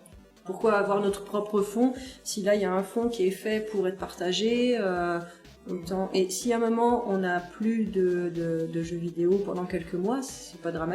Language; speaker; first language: French; native; French